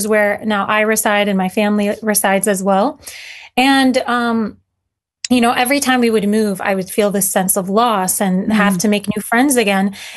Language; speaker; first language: English; early bilingual, other home language; Arabic